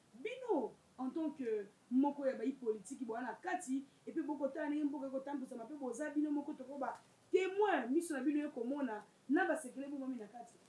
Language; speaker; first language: Lingala; native; Lingala